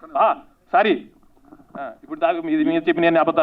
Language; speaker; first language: Telugu; native; Telugu